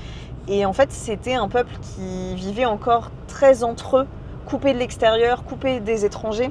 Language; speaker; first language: French; native; French